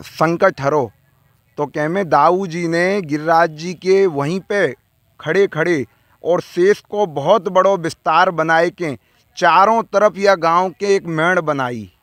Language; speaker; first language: Hindi; native; Hindi